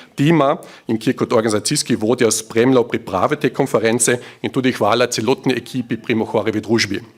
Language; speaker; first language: Slovenian; native; Slovenian